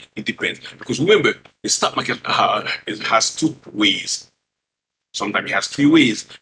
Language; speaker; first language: English; non-native, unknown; Haitian Creole